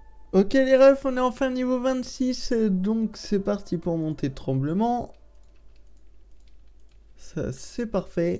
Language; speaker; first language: French; native; French